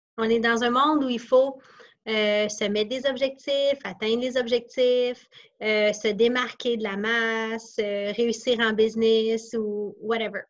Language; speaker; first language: French; native; French